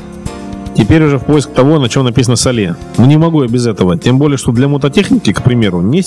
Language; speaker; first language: Russian; native; Russian